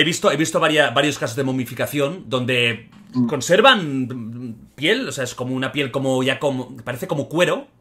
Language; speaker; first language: Spanish; native; Spanish